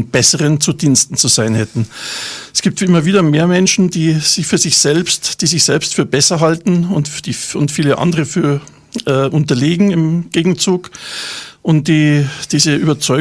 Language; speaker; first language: German; native; German